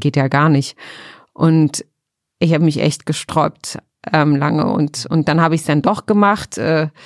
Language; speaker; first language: German; early bilingual, other home language; Arabic